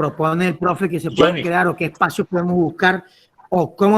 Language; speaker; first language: Spanish; native; Spanish